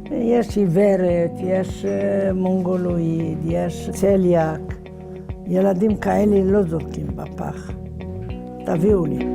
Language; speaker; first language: Hebrew; non-native, fluent; Arabic